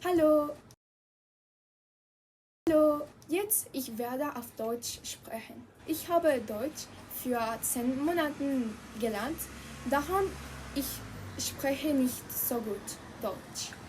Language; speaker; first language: German; non-native, learner; Spanish